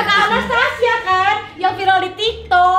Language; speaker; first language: Indonesian; native; Indonesian